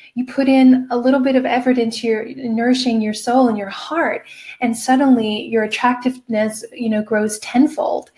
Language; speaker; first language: English; native; English